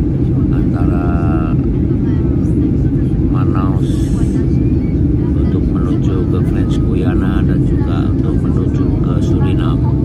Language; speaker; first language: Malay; non-native, local second language; Javanese